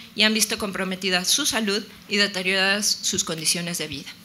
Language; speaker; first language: Spanish; native; Spanish